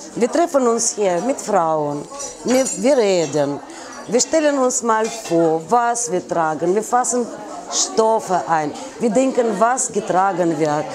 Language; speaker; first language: German; non-native, fluent; Russian